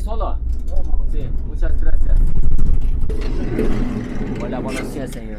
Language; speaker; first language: Spanish; non-native, learner; Turkish